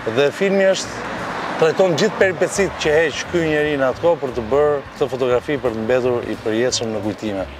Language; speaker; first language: Albanian; native; Albanian